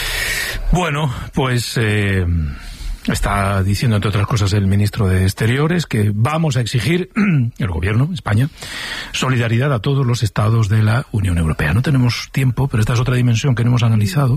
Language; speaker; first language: Spanish; native; Spanish